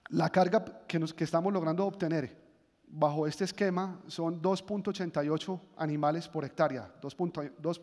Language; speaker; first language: Spanish; native; Spanish